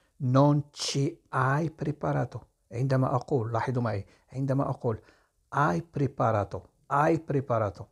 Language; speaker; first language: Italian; non-native, fluent; Arabic